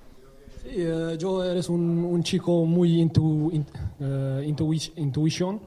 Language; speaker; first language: Spanish; non-native, learner; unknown